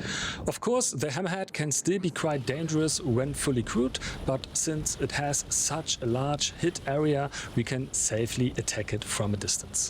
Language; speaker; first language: English; non-native, fluent; German